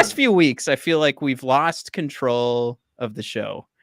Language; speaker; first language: English; native; English